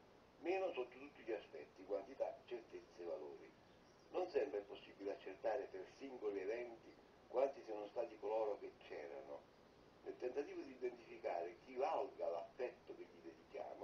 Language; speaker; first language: Italian; native; Italian